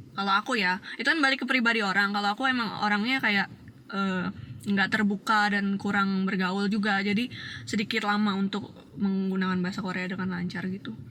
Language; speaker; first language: Indonesian; native; Indonesian